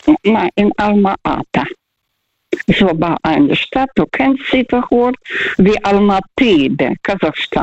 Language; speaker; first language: German; non-native, fluent; Russian